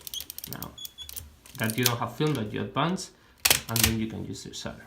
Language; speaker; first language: English; non-native, fluent; Spanish